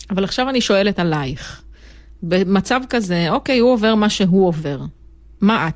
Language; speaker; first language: Hebrew; native; Hebrew